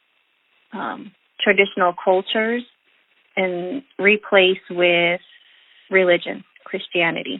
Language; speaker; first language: English; native; English